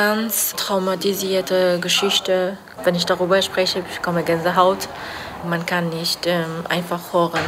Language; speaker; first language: German; non-native, fluent; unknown